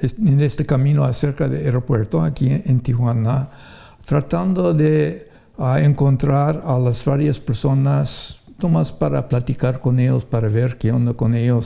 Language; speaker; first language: Spanish; non-native, fluent; English